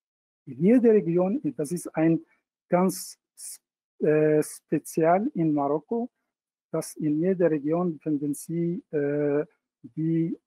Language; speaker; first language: German; non-native, fluent; Arabic